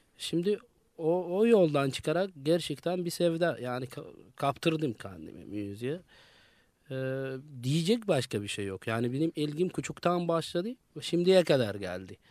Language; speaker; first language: Turkish; non-native, fluent; Arabic